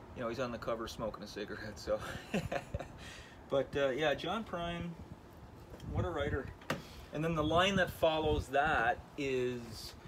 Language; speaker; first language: English; native; English